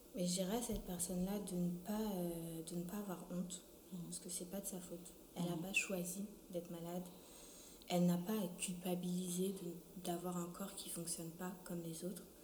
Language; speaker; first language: French; early bilingual, other home language; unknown